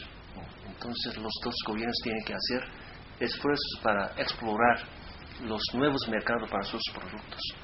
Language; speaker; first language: Spanish; non-native, fluent; Korean